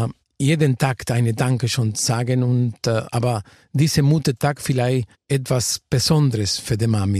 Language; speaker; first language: German; non-native, fluent; Spanish